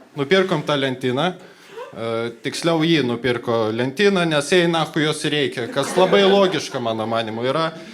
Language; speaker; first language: Lithuanian; non-native, local second language; Polish